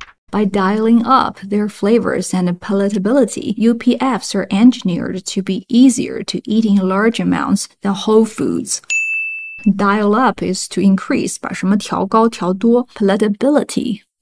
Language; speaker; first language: English; non-native, fluent; Chinese